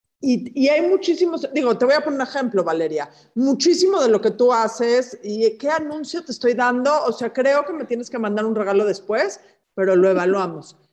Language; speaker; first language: Spanish; native; Spanish